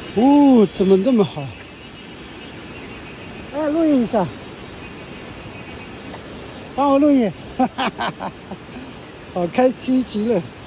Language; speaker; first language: Chinese; non-native, fluent; Tibetan